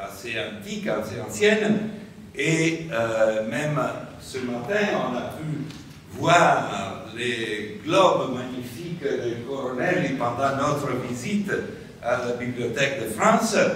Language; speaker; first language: French; non-native, fluent; Italian